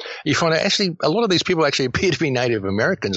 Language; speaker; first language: English; native; English